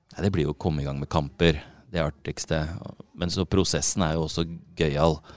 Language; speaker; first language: Norwegian; native; Norwegian